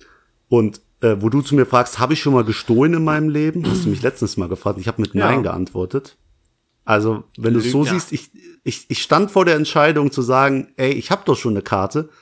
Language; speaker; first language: German; native; German